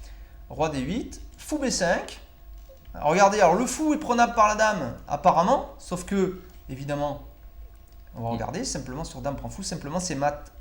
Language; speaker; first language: French; native; French